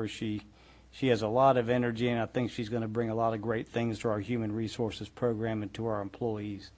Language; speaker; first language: English; native; English